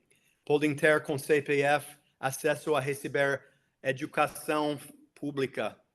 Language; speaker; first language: Portuguese; non-native, fluent; English